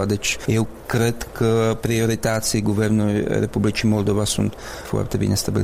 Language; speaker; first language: Romanian; non-native, learner; Czech